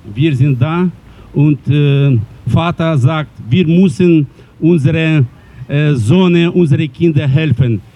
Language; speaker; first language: German; non-native, learner; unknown